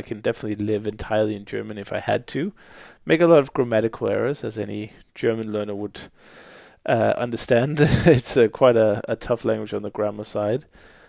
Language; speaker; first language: English; non-native, fluent; Danish